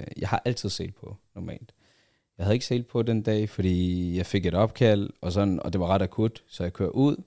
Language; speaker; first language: Danish; early bilingual, other home language; Arabic